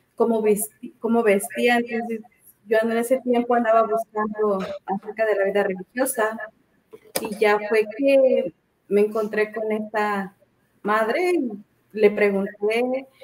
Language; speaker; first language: Spanish; native; Spanish